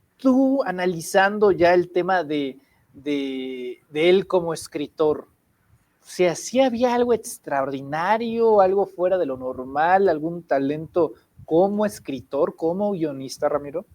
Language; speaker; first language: Spanish; native; Spanish